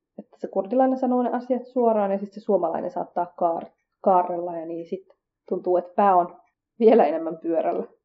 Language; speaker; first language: Finnish; early bilingual, other home language; Kurdish